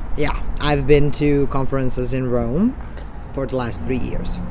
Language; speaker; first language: English; non-native, fluent; Serbian